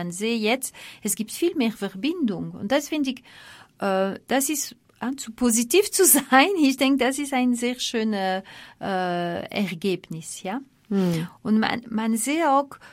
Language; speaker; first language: German; non-native, fluent; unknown